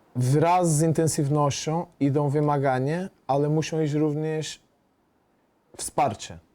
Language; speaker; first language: Polish; non-native, fluent; Portuguese